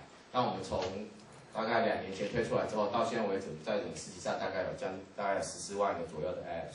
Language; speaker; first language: Chinese; native; Chinese